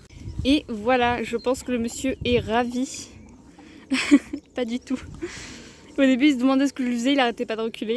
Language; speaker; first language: French; native; French